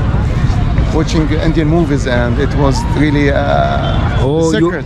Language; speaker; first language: English; non-native, fluent; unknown